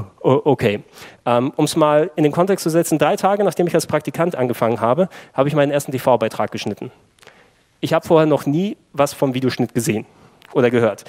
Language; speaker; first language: German; early bilingual, other home language; Greek